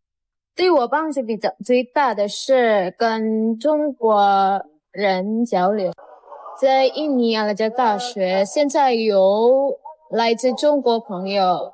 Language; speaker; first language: Chinese; non-native, fluent; Indonesian